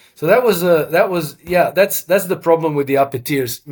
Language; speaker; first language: English; non-native, fluent; Croatian